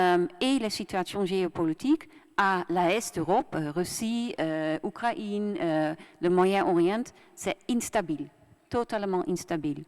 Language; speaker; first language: French; non-native, fluent; Dutch